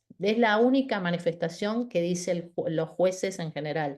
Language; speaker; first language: Spanish; native; Spanish